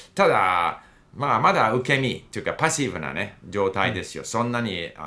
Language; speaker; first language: Japanese; non-native, fluent; English